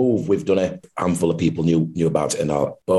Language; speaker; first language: English; native; English